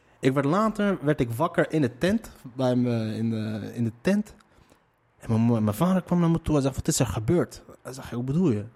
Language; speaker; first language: Dutch; early bilingual, other home language; Arabic